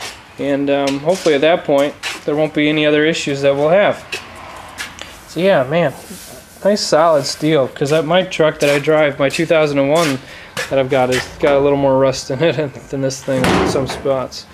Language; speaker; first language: English; native; English